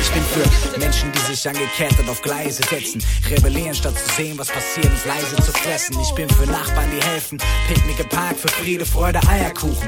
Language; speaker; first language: German; native; German